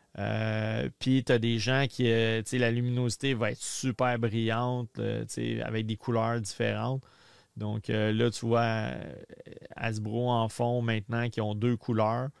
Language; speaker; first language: French; native; French